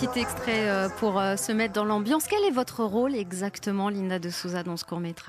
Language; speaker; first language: French; native; French